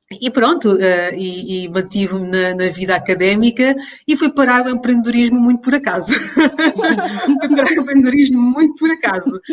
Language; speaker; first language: Portuguese; early bilingual, other home language; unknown